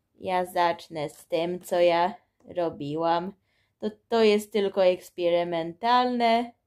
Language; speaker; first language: Polish; early bilingual, heritage; Polish